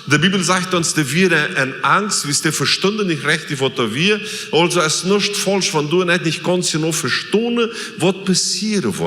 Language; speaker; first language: German; non-native, learner; Plautdietsch